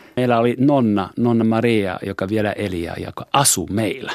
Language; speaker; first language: Finnish; non-native, fluent; French